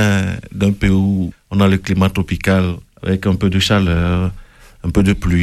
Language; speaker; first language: French; non-native, local second language; Ewe